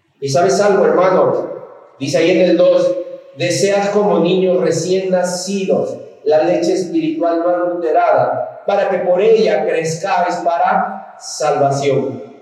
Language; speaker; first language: Spanish; native; Spanish